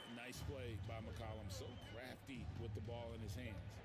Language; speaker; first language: English; native; English